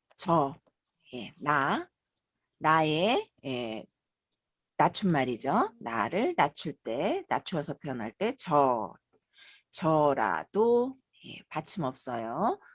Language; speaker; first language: Korean; native; Korean